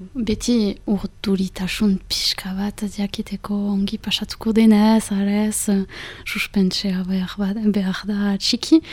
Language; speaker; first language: Basque; non-native, local second language; French